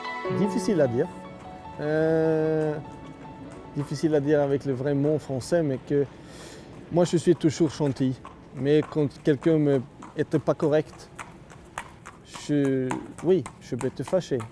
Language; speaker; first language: French; non-native, learner; Swedish